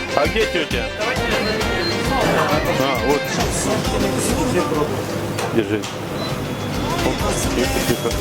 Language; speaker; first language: Russian; native; Russian